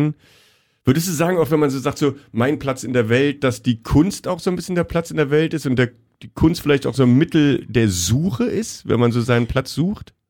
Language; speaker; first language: German; native; German